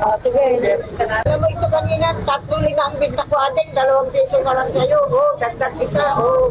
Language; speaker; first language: Filipino; non-native, local second language; Iloko